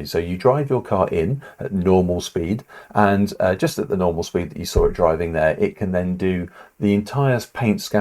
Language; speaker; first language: English; native; English